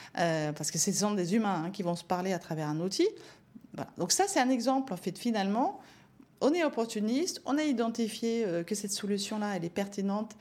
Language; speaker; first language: French; non-native, fluent; Norwegian